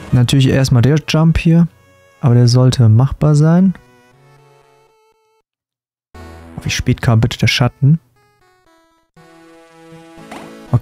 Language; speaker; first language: German; native; German